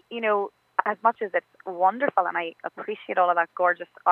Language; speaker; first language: English; native; English